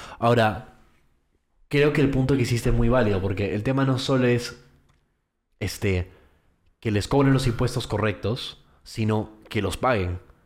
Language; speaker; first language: Spanish; early bilingual, heritage; Spanish